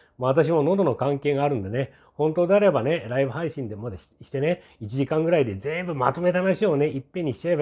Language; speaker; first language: Japanese; native; Japanese